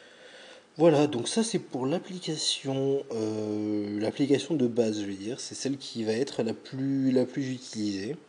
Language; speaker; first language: French; native; French